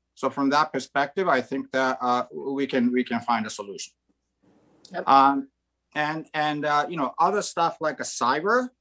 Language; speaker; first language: English; non-native, fluent; Croatian